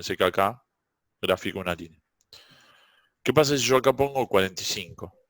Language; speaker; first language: Spanish; native; Spanish